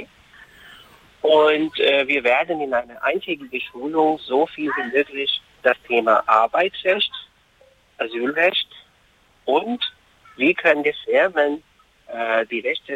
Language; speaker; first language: German; non-native, fluent; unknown